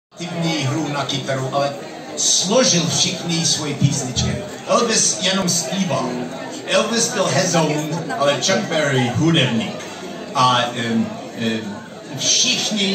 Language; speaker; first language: Czech; non-native, learner; English